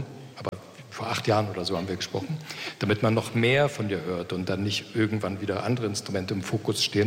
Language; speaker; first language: German; native; German